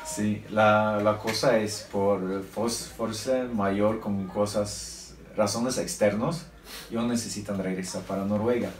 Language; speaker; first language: Spanish; non-native, learner; Norwegian